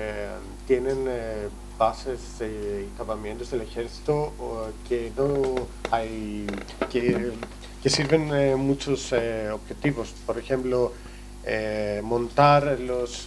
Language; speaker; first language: Spanish; non-native, learner; Greek